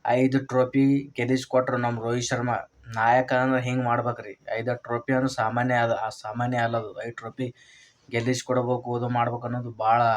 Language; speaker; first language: Kannada; native; Kannada